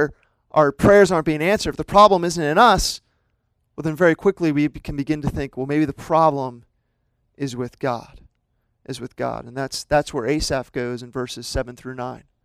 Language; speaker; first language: English; native; English